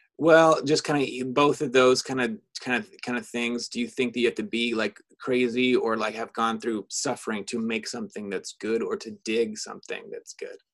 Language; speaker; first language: English; native; English